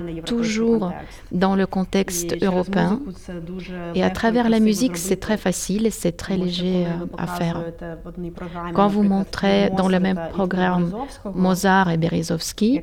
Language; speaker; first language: French; non-native, fluent; Ukrainian